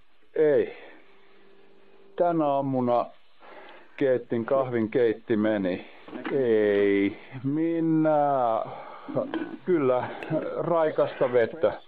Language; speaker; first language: Finnish; non-native, learner; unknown